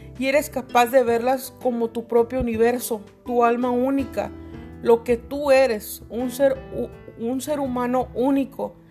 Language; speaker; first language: Spanish; native; Spanish